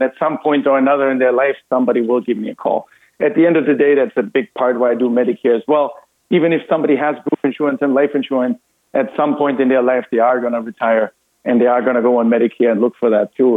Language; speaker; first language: English; non-native, fluent; German